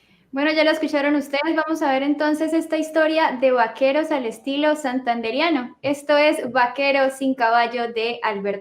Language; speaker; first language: Spanish; native; Spanish